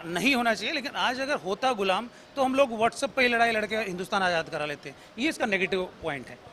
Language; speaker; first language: Hindi; native; Hindi